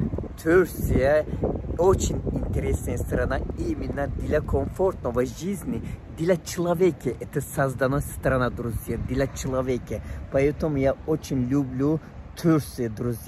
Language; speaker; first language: Russian; non-native, fluent; Turkish